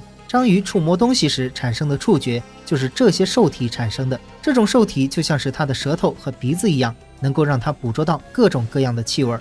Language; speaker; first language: Chinese; native; Chinese